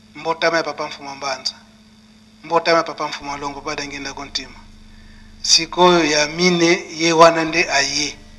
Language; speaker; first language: Lingala; non-native, local second language; Kongo